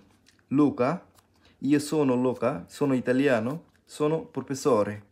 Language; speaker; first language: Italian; non-native, fluent; Bangla